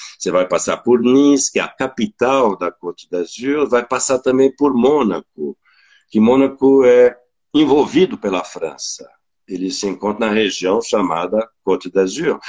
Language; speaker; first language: Portuguese; non-native, fluent; French